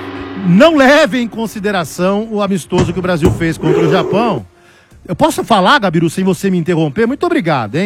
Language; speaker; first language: Portuguese; native; Portuguese